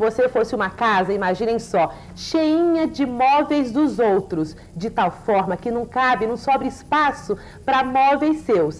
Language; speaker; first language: Portuguese; native; Portuguese